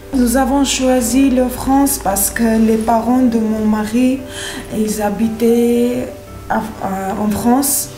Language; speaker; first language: French; non-native, learner; Armenian